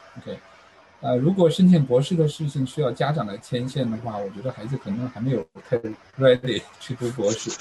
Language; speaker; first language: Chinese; native; Chinese